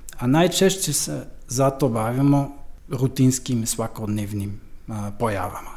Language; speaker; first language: Croatian; non-native, fluent; Dutch